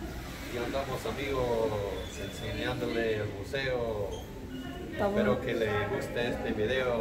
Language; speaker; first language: Spanish; non-native, learner; English